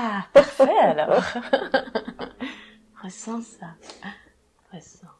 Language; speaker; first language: French; native; French